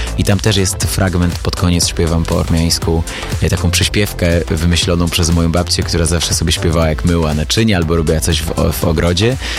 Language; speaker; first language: Polish; early bilingual, other home language; Armenian